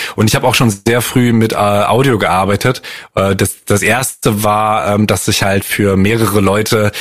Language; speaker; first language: German; native; German